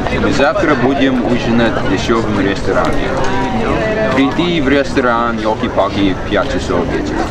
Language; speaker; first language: Russian; non-native, learner; English